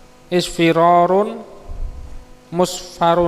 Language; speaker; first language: Arabic; non-native, learner; Indonesian